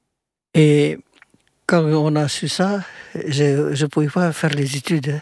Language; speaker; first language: French; non-native, fluent; Indonesian